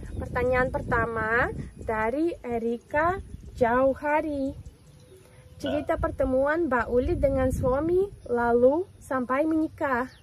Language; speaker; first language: Indonesian; non-native, fluent; Russian